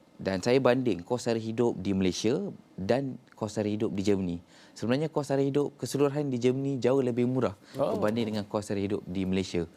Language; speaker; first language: Malay; native; Malay